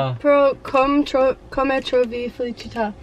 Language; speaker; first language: Italian; non-native, learner; English